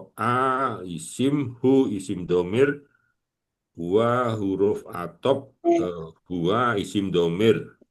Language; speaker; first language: Arabic; non-native, learner; Indonesian